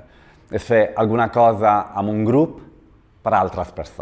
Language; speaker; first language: Catalan; non-native, learner; Italian